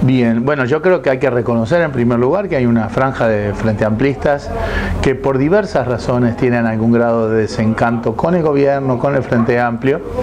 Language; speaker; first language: Spanish; native; Spanish